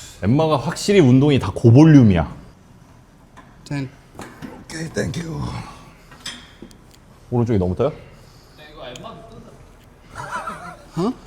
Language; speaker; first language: Korean; native; Korean